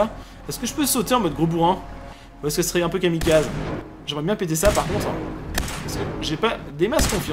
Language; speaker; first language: French; native; French